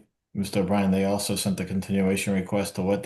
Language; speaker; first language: English; native; English